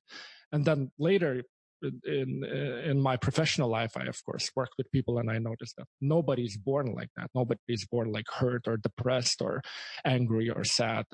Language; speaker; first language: English; non-native, fluent; Lithuanian